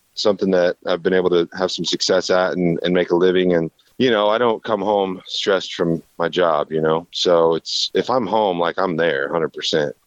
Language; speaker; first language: English; native; English